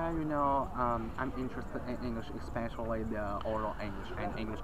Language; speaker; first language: English; non-native, learner; Chinese